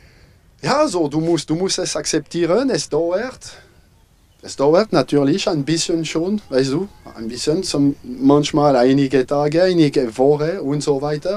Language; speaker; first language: German; non-native, fluent; French